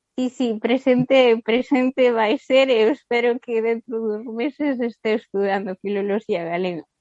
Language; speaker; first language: Galician; non-native, local second language; Spanish